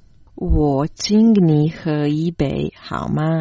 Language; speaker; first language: Chinese; non-native, learner; Croatian